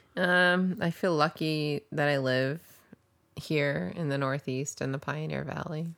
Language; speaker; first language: English; native; English